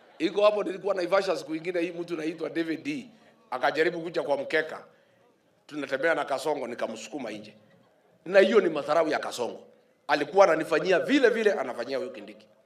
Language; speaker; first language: Swahili; non-native, local second language; Kikuyu